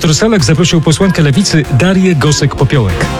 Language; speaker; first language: Polish; native; Polish